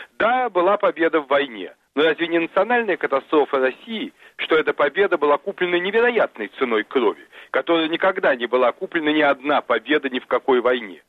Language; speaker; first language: Russian; native; Russian